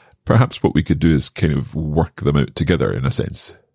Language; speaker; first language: English; native; English